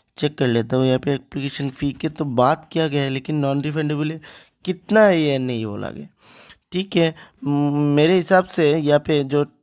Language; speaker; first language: Hindi; non-native, local second language; Bangla